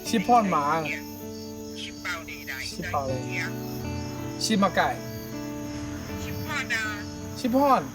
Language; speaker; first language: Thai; non-native, local second language; Chinese